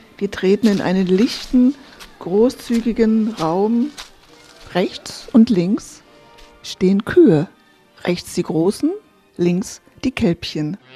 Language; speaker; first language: German; native; German